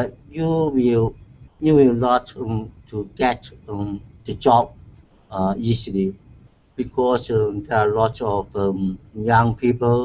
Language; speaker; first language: English; non-native, learner; Chinese